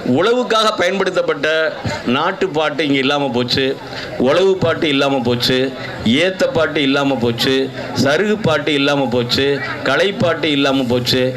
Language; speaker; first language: Tamil; native; Tamil